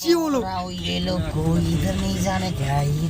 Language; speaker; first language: Hindi; non-native, local second language; Assamese